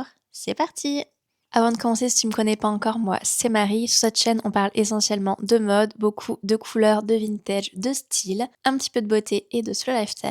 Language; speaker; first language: French; native; French